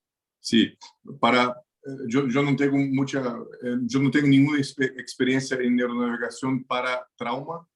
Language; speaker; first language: Spanish; non-native, learner; Portuguese